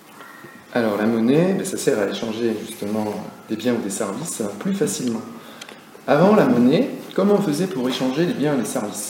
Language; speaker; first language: French; native; French